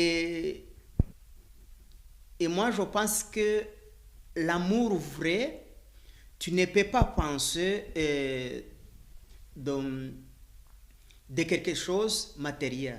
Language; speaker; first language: French; non-native, learner; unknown